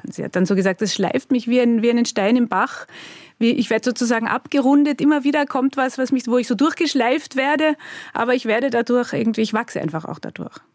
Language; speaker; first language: German; native; German